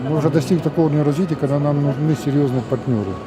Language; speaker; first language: Russian; native; Russian